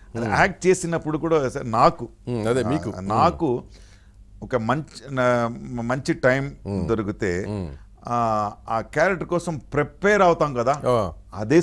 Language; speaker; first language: Telugu; non-native, learner; Tamil